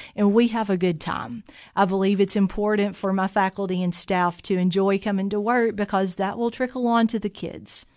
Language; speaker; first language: English; native; English